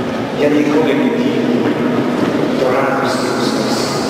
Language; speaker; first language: Ukrainian; non-native, local second language; Rusyn